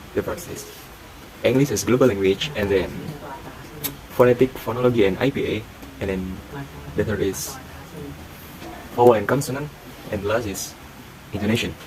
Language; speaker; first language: English; non-native, learner; Indonesian